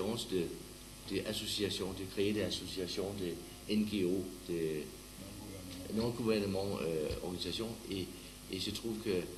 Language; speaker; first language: French; non-native, learner; Danish